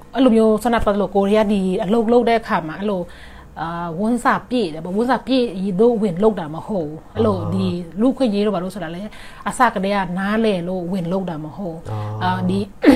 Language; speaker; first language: Burmese; non-native, local second language; Shan